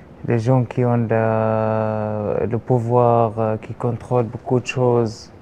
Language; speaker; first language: French; non-native, learner; Arabic